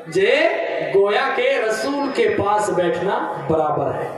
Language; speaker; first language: Hindi; non-native, local second language; Bangla